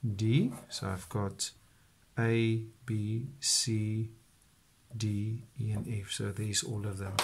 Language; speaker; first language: English; non-native, local second language; Afrikaans